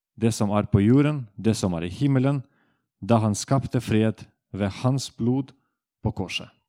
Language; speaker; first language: Norwegian; non-native, fluent; Russian